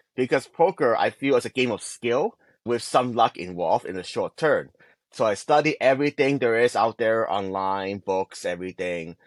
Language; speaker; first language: English; non-native, local second language; Cantonese